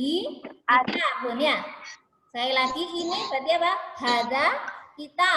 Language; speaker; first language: Indonesian; native; Indonesian